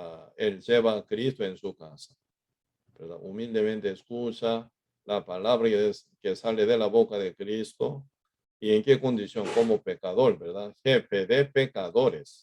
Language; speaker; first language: Spanish; non-native, fluent; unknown